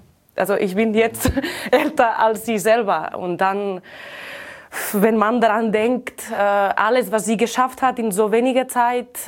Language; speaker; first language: German; non-native, fluent; Catalan